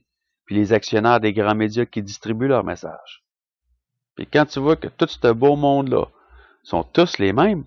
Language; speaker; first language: French; native; French